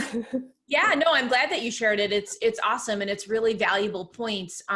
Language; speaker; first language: English; native; English